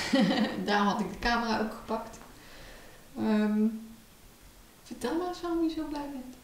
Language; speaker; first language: Dutch; native; Dutch